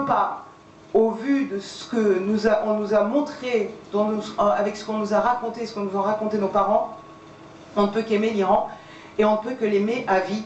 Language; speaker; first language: French; early bilingual, other home language; Persian